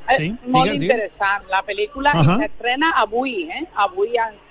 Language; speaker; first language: Catalan; non-native, local second language; Spanish